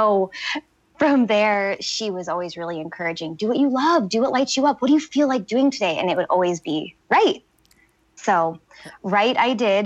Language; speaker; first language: English; native; English